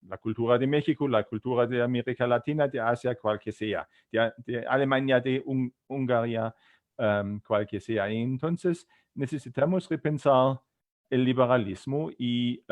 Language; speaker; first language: Spanish; non-native, fluent; German